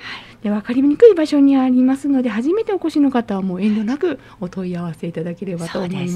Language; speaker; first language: Japanese; native; Japanese